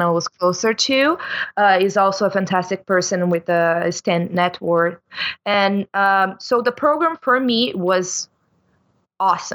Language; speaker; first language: English; non-native, fluent; Portuguese